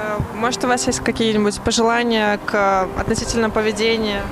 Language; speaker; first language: Russian; native; Russian